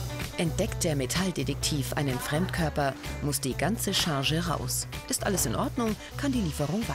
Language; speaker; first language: German; native; German